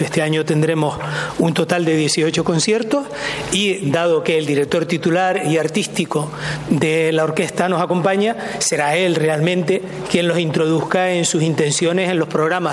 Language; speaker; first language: Spanish; native; Spanish